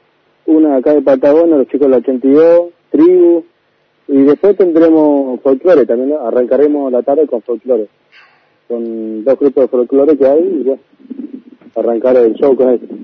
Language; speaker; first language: Spanish; native; Spanish